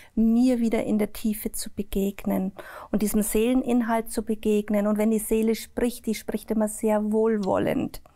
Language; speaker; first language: German; native; German